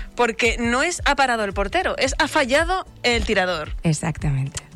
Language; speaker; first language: Spanish; native; Spanish